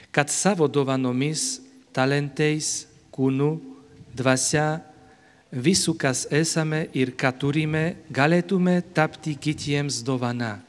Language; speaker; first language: Lithuanian; non-native, fluent; Slovak